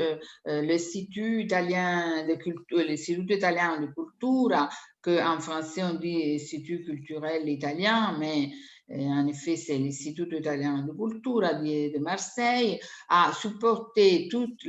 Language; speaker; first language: French; non-native, fluent; Italian